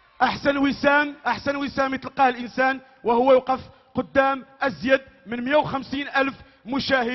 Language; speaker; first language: Arabic; native; Arabic